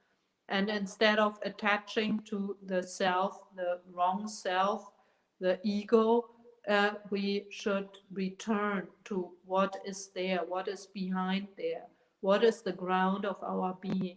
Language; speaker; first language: English; non-native, fluent; German